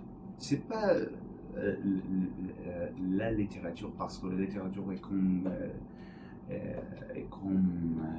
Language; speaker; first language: French; non-native, learner; English